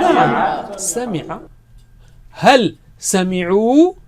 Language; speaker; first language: Arabic; non-native, fluent; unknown